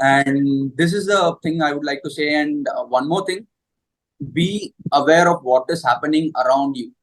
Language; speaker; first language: English; non-native, local second language; Hindi